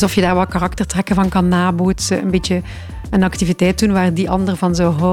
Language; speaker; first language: Dutch; native; Dutch